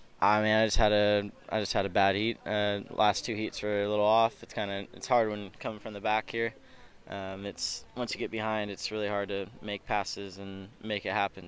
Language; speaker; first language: English; native; English